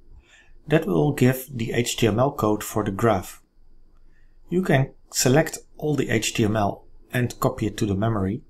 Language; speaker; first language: English; non-native, fluent; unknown